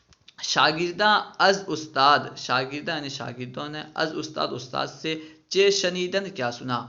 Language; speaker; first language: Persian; non-native, fluent; Urdu